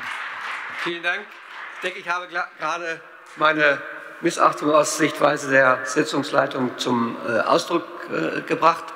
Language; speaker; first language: German; native; German